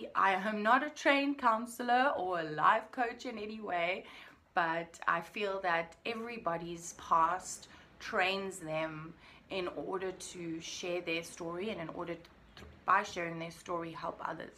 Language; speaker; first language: English; native; English